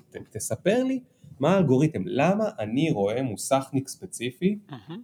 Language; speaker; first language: Hebrew; native; Hebrew